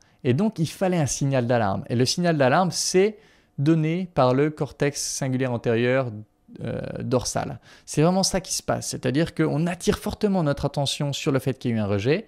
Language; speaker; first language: French; native; French